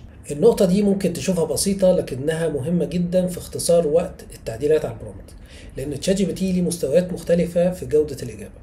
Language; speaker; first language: Arabic; native; Arabic